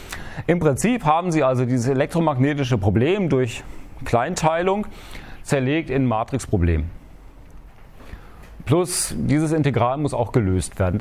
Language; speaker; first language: German; native; German